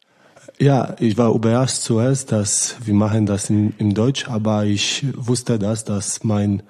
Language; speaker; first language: German; non-native, learner; Polish